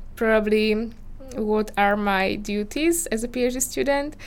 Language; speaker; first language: English; non-native, fluent; Slovak